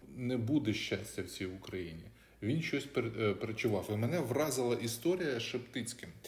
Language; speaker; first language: Ukrainian; native; Ukrainian